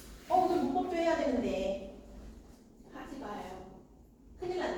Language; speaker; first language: Korean; native; Korean